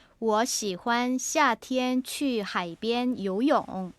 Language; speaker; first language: Chinese; non-native, learner; Korean